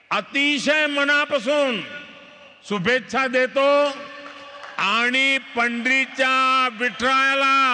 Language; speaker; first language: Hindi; non-native, local second language; Gujarati